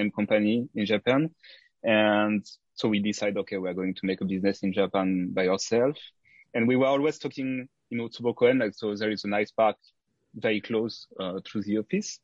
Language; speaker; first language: English; non-native, fluent; French